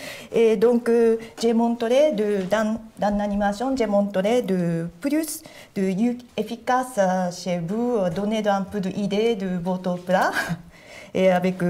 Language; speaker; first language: French; non-native, learner; Japanese